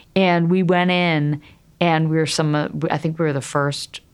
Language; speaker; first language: English; native; English